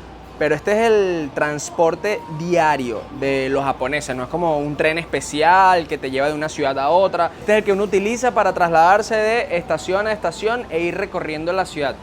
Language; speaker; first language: Spanish; native; Spanish